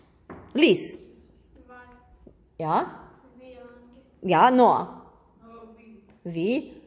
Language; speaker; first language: German; non-native, fluent; Croatian